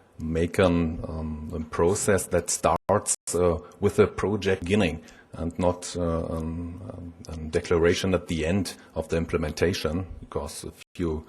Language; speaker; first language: English; non-native, fluent; German